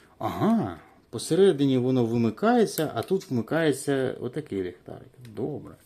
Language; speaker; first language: Ukrainian; non-native, local second language; Russian